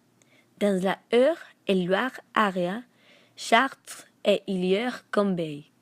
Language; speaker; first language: French; non-native, learner; Spanish